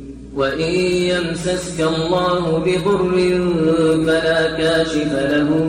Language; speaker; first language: Arabic; native; Arabic